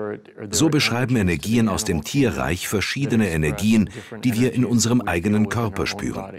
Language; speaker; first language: German; native; German